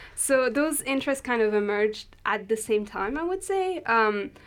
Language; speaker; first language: English; non-native, fluent; French